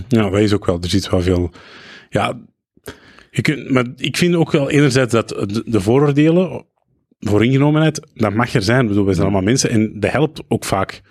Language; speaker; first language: Dutch; early bilingual, other home language; Arabic